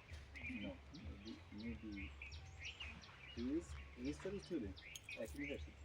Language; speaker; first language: English; non-native, learner; Italian